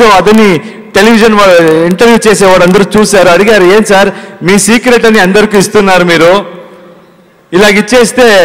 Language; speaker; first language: Telugu; non-native, learner; Kannada